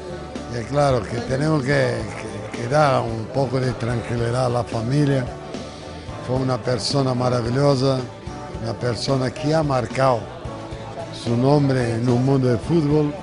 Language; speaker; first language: Spanish; non-native, fluent; Portuguese